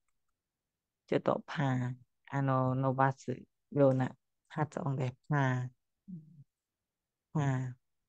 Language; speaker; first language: Japanese; non-native, fluent; Khmer